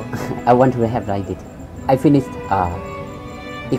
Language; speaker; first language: English; non-native, learner; Lao